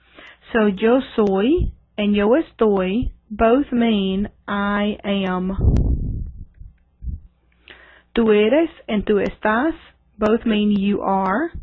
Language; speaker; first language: Spanish; non-native, fluent; English